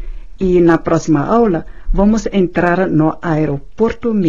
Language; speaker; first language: Portuguese; non-native, fluent; Chinese